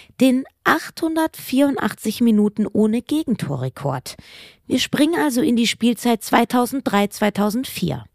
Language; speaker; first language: German; native; German